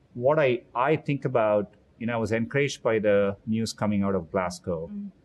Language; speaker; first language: English; non-native, local second language; Tamil